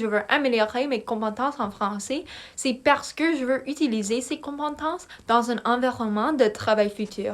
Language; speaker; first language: French; non-native, learner; English